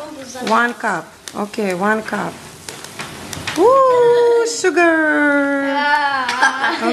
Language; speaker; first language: English; non-native, fluent; Russian